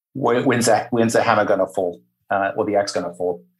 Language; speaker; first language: English; native; English